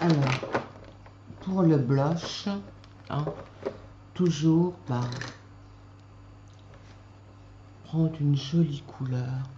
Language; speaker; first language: French; native; French